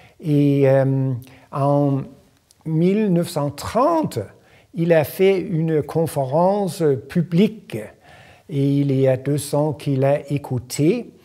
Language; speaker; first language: French; non-native, fluent; Danish